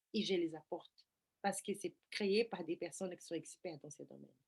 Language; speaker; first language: French; non-native, fluent; Portuguese